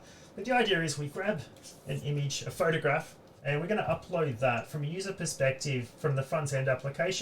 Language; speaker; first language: English; native; English